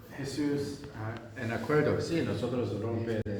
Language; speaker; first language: Spanish; non-native, learner; Korean